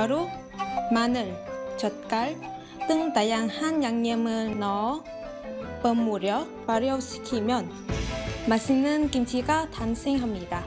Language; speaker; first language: Korean; non-native, fluent; Vietnamese